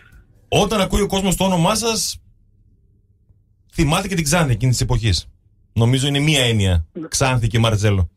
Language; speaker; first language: Greek; native; Greek